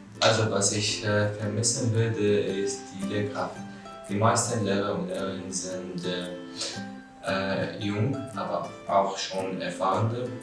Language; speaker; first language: German; non-native, learner; Arabic